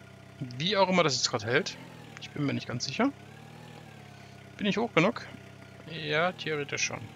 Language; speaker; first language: German; native; German